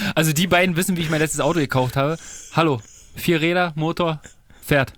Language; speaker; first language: German; native; German